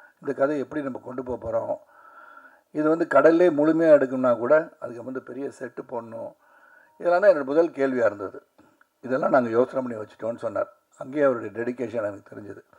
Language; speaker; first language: Tamil; native; Tamil